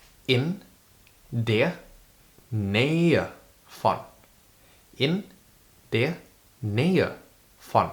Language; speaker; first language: German; non-native, fluent; Indonesian